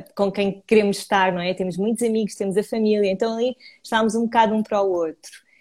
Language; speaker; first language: Portuguese; native; Portuguese